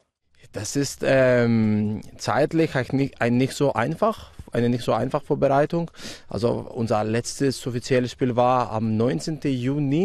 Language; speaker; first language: German; non-native, fluent; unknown